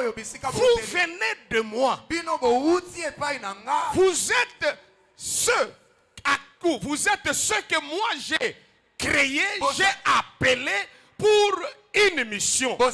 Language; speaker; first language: French; non-native, local second language; Lingala